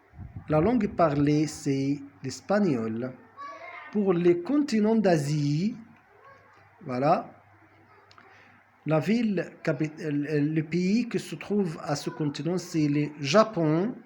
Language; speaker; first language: French; non-native, fluent; Arabic